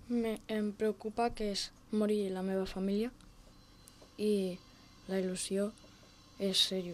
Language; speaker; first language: Catalan; non-native, local second language; Spanish